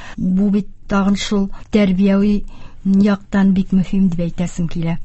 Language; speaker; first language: Tatar; native; Tatar